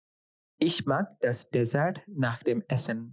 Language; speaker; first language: German; non-native, fluent; Bangla